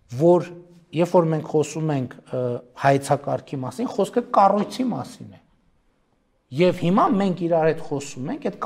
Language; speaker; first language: Armenian; native; Armenian